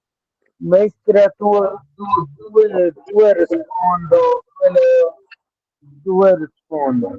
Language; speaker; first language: Italian; non-native, learner; Urdu